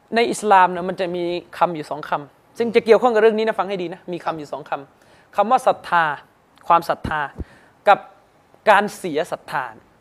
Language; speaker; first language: Thai; non-native, local second language; Malay